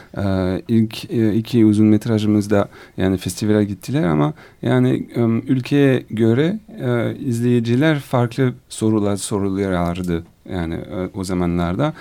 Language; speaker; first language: Turkish; non-native, learner; French